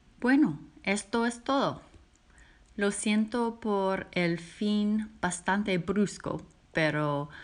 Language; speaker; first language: Spanish; non-native, fluent; English